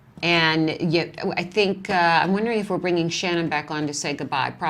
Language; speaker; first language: English; native; English